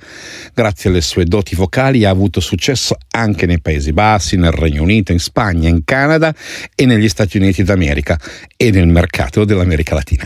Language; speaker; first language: Italian; native; Italian